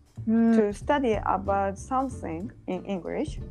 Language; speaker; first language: English; non-native, learner; Japanese